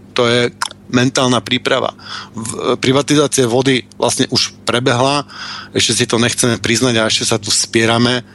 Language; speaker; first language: Slovak; native; Slovak